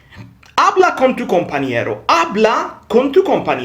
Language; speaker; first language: Spanish; non-native, fluent; Persian